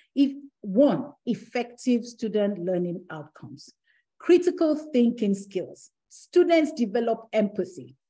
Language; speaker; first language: English; non-native, local second language; Yoruba